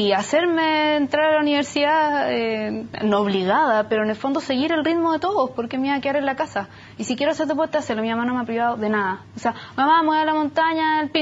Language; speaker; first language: Spanish; native; Spanish